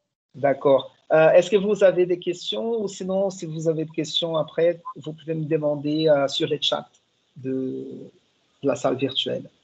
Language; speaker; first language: French; non-native, fluent; Portuguese